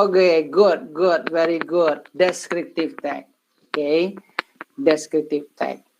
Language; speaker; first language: English; non-native, learner; Indonesian